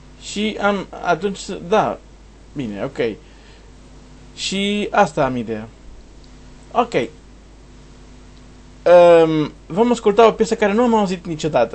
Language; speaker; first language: Romanian; non-native, learner; Portuguese